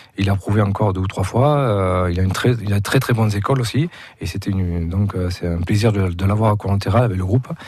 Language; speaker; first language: French; non-native, fluent; Spanish